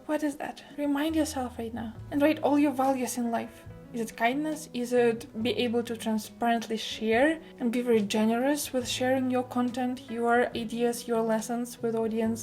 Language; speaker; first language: English; non-native, fluent; Russian